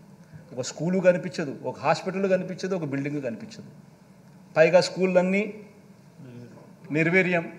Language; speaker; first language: Telugu; native; Telugu